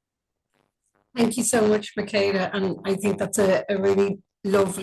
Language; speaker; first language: English; native; English